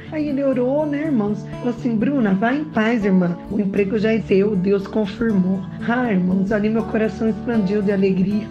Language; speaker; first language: Portuguese; native; Portuguese